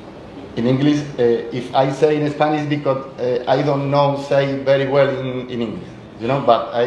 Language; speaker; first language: English; non-native, learner; Spanish